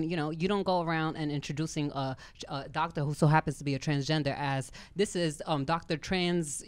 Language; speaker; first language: English; native; English